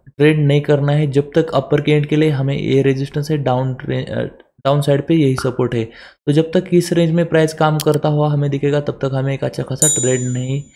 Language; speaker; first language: Hindi; non-native, local second language; Marathi